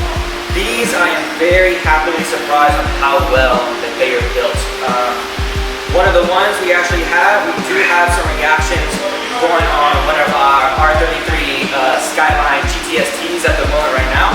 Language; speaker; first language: English; native; English